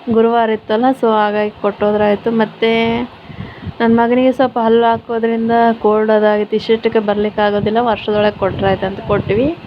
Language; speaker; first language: Kannada; native; Kannada